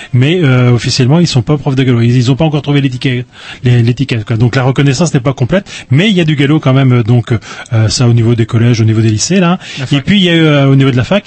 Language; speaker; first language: French; native; French